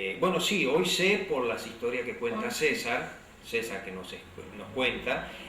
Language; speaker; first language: Spanish; early bilingual, other home language; Slovak